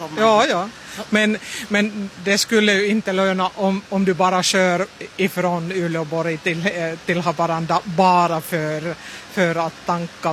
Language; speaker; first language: Swedish; non-native, learner; Finnish